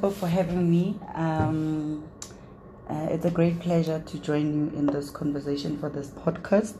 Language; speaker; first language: English; non-native, local second language; Tswana